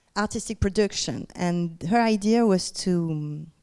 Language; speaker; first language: English; non-native, fluent; French